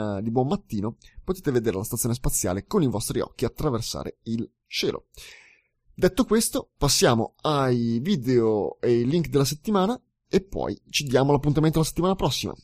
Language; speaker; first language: Italian; native; Italian